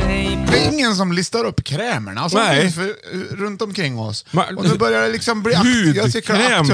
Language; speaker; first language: Swedish; native; Swedish